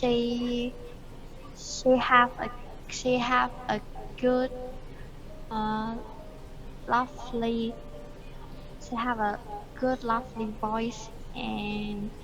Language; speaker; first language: English; non-native, learner; Vietnamese